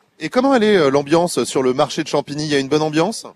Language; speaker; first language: French; native; French